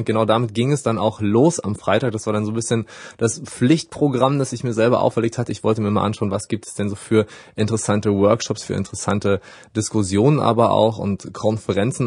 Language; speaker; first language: German; native; German